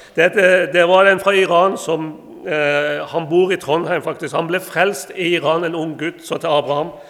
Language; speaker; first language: Norwegian; non-native, fluent; Persian